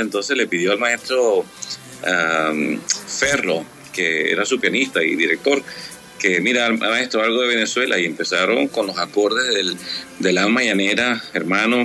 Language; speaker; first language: Spanish; native; Spanish